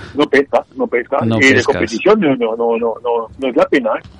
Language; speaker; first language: Spanish; non-native, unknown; French